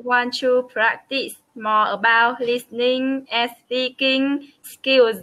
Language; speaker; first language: English; non-native, learner; Vietnamese